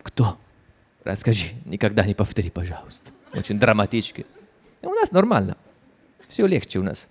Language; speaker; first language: Russian; non-native, fluent; Italian